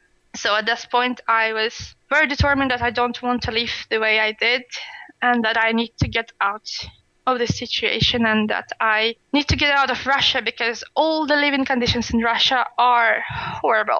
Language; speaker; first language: English; non-native, fluent; Russian